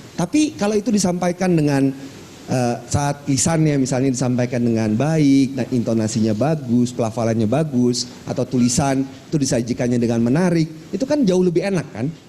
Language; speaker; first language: Indonesian; non-native, local second language; Minangkabau